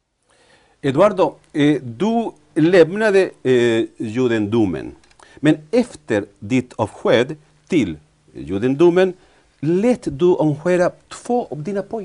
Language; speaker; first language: Swedish; non-native, fluent; Spanish